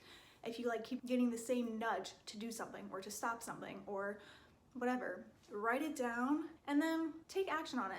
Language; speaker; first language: English; native; English